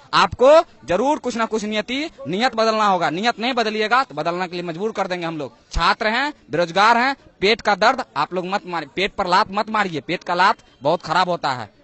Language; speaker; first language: Hindi; native; Hindi